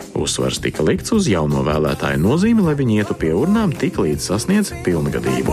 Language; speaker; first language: Latvian; early bilingual, heritage; Latvian